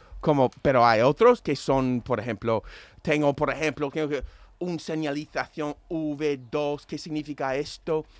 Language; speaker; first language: Spanish; non-native, fluent; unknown